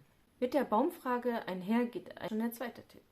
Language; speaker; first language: German; native; German